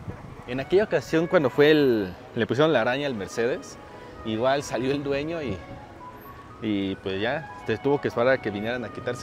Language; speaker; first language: Spanish; native; Spanish